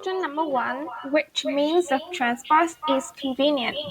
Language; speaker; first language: English; non-native, learner; Vietnamese